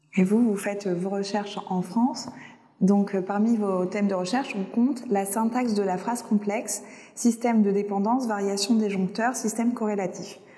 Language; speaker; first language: French; native; French